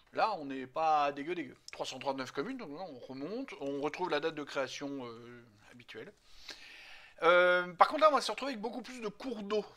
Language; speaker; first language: French; native; French